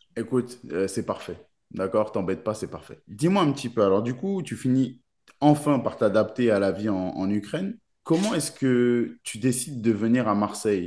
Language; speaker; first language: French; native; French